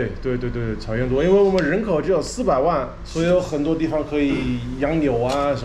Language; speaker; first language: Chinese; non-native, fluent; English